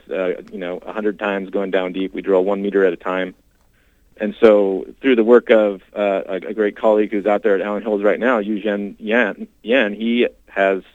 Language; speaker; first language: English; native; English